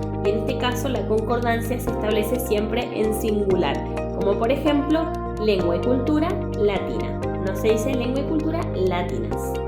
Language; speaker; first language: Spanish; native; Spanish